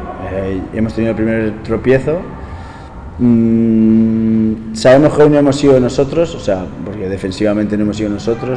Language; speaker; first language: Spanish; native; Spanish